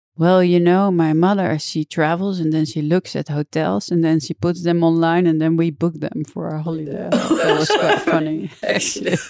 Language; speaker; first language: English; non-native, fluent; Dutch